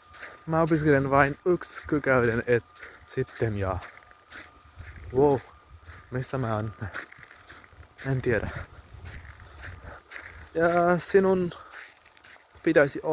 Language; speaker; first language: Finnish; non-native, learner; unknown